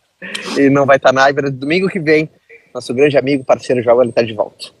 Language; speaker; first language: Portuguese; native; Portuguese